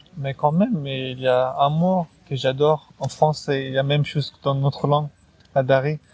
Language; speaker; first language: French; non-native, learner; Persian